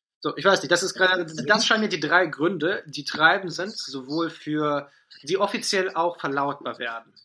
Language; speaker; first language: German; non-native, fluent; Russian